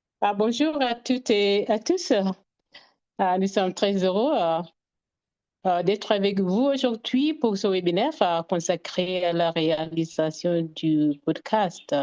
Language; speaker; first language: French; non-native, fluent; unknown